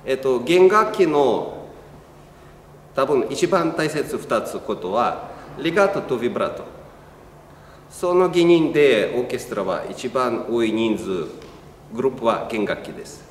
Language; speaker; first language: Japanese; non-native, learner; Russian